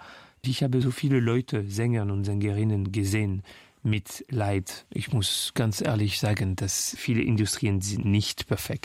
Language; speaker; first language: German; non-native, fluent; French